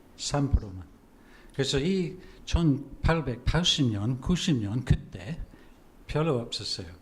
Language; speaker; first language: Korean; non-native, fluent; English